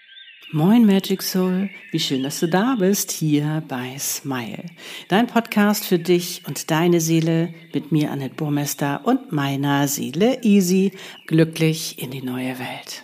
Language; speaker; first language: German; native; German